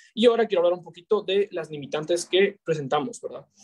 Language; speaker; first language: Spanish; native; Spanish